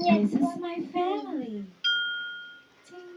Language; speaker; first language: English; non-native, fluent; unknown